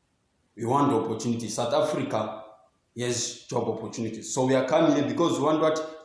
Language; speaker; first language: English; non-native, local second language; Zulu